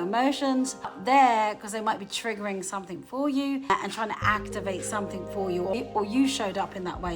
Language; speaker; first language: English; native; English